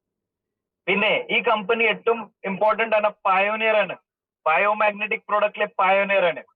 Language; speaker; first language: Malayalam; early bilingual, heritage; Malayalam